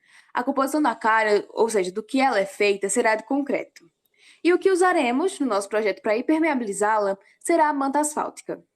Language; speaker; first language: Portuguese; native; Portuguese